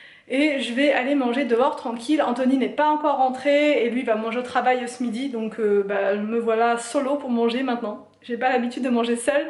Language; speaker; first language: French; native; French